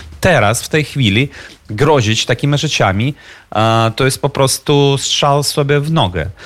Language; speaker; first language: Polish; non-native, fluent; Ukrainian